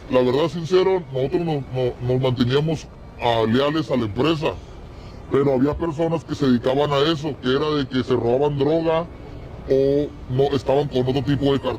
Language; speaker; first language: Spanish; native; Spanish